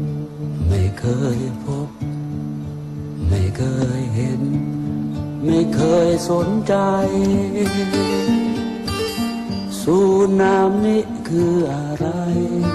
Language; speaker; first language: Thai; native; Thai